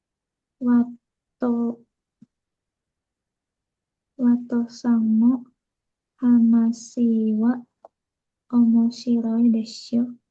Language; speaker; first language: Japanese; non-native, learner; Indonesian